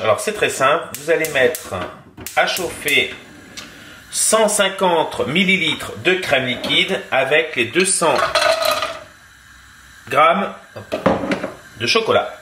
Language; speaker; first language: French; native; French